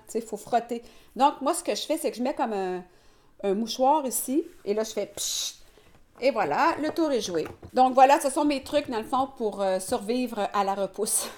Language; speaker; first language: French; native; French